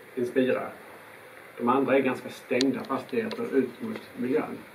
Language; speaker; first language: Swedish; native; Swedish